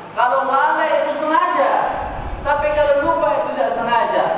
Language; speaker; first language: Indonesian; native; Indonesian